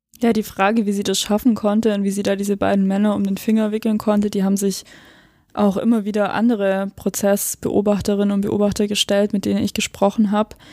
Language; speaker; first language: German; native; German